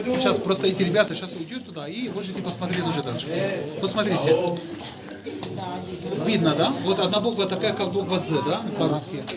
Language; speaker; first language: Russian; non-native, learner; Arabic